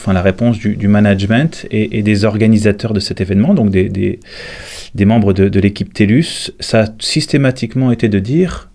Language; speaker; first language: French; native; French